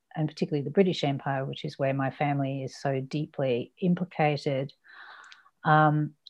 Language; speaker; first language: English; native; English